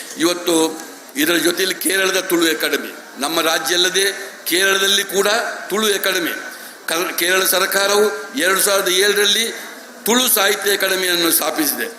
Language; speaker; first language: Kannada; non-native, local second language; Tulu